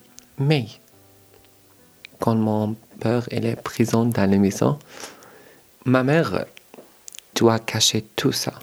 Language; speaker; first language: French; non-native, learner; Arabic